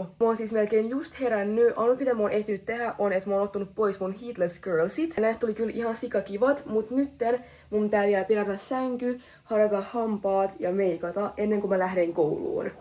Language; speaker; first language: Finnish; native; Finnish